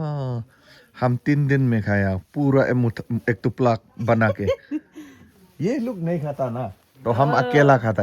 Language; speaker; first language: Hindi; non-native, local second language; Khasi